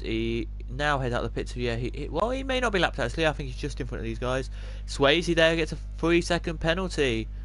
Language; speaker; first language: English; native; English